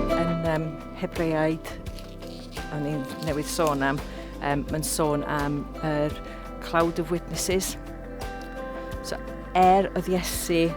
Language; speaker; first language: Welsh; non-native, local second language; English